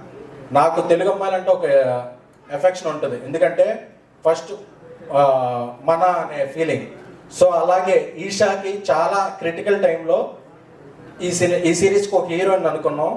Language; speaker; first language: Telugu; native; Telugu